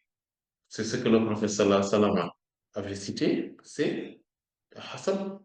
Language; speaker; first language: French; non-native, local second language; Wolof